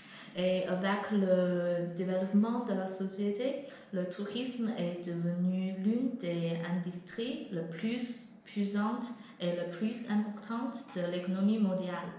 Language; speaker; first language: French; non-native, learner; Chinese